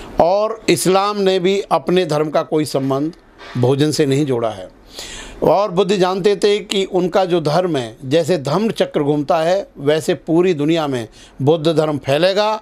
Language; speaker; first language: Hindi; native; Hindi